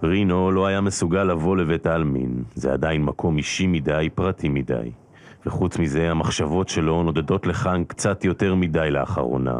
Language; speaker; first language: Hebrew; native; Hebrew